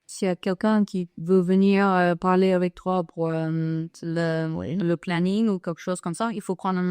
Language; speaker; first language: French; non-native, fluent; English